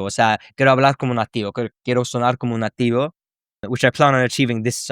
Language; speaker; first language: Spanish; non-native, fluent; English